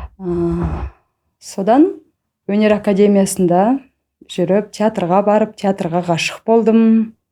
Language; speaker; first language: Kazakh; native; Kazakh